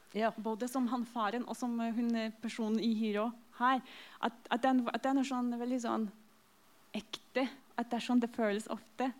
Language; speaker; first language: Norwegian; non-native, fluent; Polish